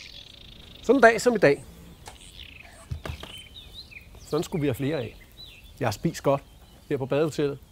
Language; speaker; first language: Danish; native; Danish